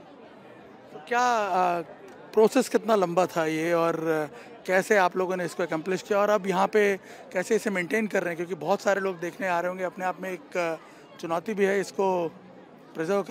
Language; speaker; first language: Hindi; native; Hindi